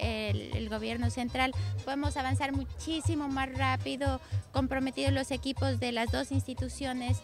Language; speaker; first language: Spanish; native; Spanish